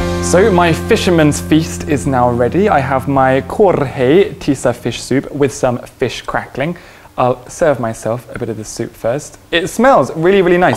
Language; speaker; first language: English; native; English